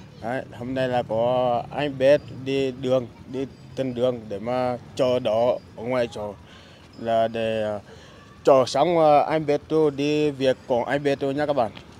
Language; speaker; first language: Vietnamese; non-native, learner; Portuguese